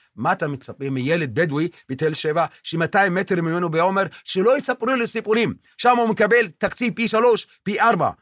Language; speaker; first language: Hebrew; non-native, local second language; Arabic